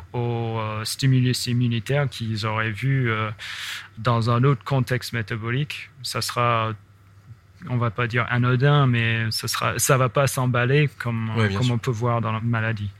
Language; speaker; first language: French; non-native, fluent; English